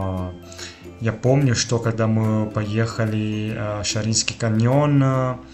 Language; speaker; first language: Russian; non-native, fluent; Italian